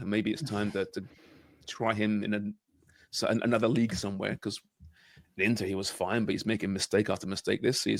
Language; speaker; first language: English; native; English